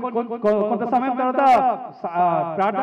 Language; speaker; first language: Telugu; native; Telugu